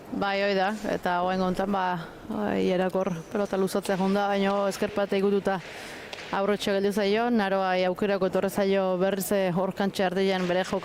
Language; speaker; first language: Basque; native; Basque